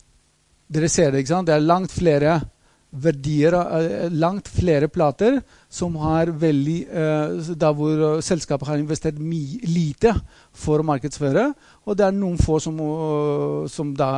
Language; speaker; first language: Norwegian; non-native, fluent; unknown